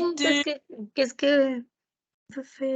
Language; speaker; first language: French; non-native, learner; Spanish